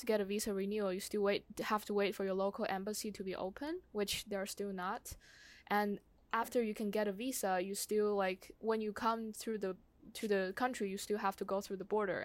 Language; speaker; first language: English; non-native, fluent; Chinese